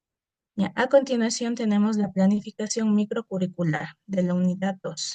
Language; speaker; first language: Spanish; native; Spanish